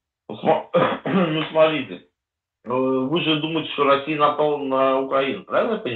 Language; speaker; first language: Russian; native; Russian